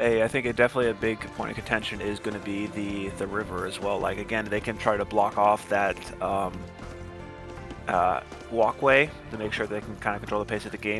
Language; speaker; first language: English; native; English